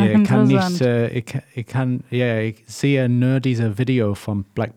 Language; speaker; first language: German; non-native, learner; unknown